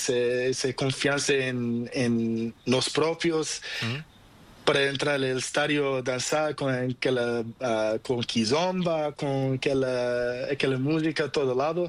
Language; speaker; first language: Spanish; non-native, learner; Portuguese